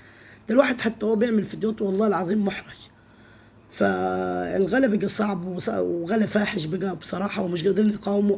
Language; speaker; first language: Arabic; native; Arabic